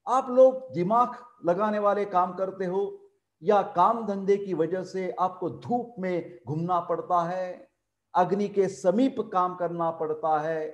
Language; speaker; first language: Hindi; non-native, local second language; Marathi